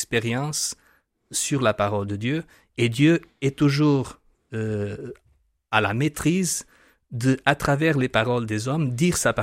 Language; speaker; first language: French; non-native, fluent; Portuguese